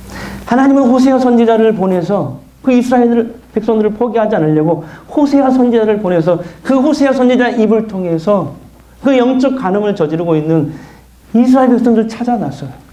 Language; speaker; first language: Korean; native; Korean